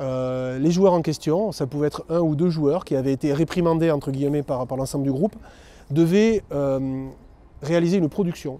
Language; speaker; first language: French; native; French